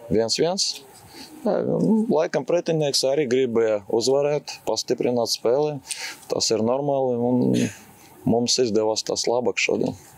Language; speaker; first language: Latvian; non-native, local second language; Russian